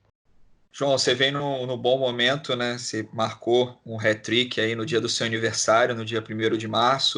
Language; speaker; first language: Portuguese; native; Portuguese